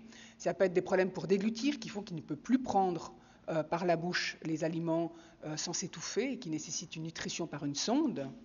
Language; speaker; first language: French; native; French